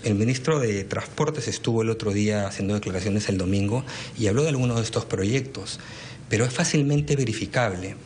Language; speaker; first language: Spanish; native; Spanish